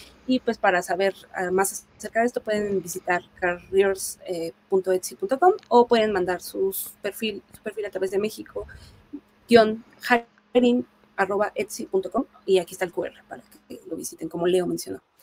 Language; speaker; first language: Spanish; native; Spanish